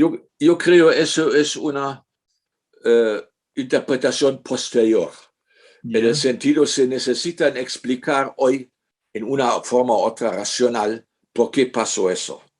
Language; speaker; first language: Spanish; non-native, fluent; German